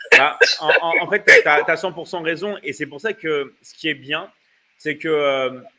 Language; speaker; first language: French; native; French